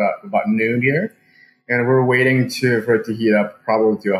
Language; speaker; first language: English; early bilingual, other home language; Russian